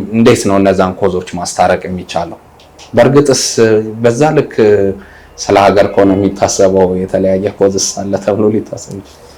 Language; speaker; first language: Amharic; native; Amharic